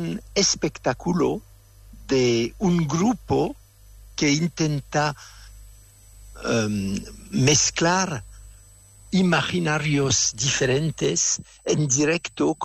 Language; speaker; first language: Spanish; non-native, fluent; French